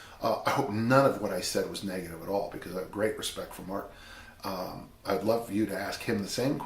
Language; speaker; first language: English; native; English